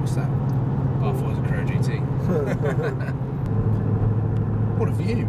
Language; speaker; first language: English; native; English